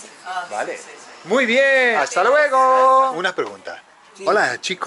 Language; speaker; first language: Spanish; native; Spanish